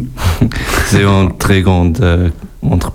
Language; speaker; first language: French; non-native, learner; German